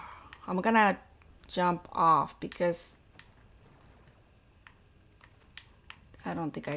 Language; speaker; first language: English; native; English